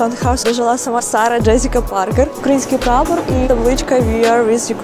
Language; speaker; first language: Ukrainian; native; Ukrainian